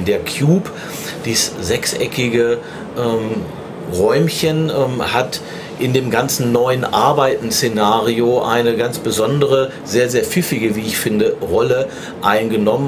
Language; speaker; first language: German; native; German